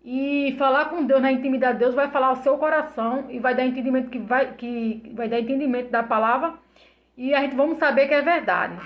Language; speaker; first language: Portuguese; native; Portuguese